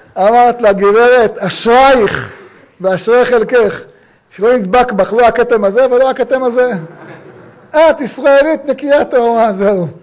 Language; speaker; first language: Hebrew; native; Hebrew